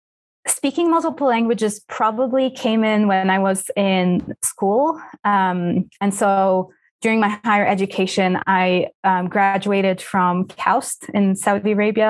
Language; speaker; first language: English; non-native, fluent; Arabic